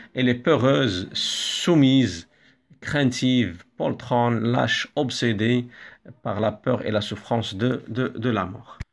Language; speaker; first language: French; non-native, local second language; Arabic